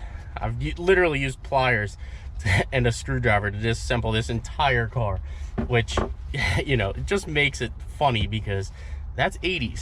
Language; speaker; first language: English; native; English